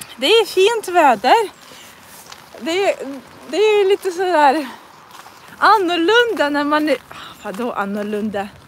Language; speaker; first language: Swedish; non-native, fluent; Russian